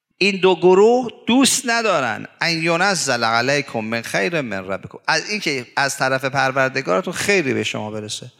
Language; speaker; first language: Persian; native; Persian